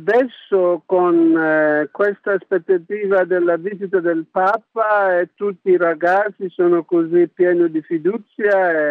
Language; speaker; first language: Italian; non-native, local second language; English